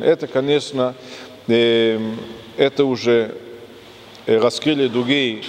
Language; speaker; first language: Russian; non-native, fluent; German